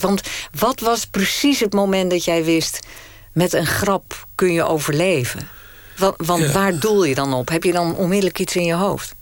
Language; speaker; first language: Dutch; native; Dutch